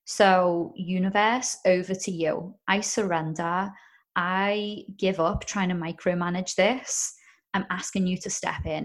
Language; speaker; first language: English; native; English